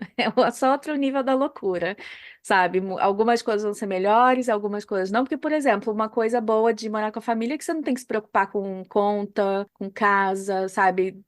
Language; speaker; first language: Portuguese; native; Portuguese